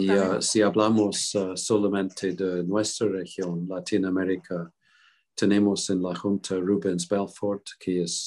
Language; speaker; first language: Spanish; non-native, fluent; English